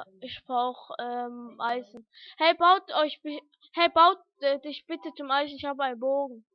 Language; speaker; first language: German; early bilingual, other home language; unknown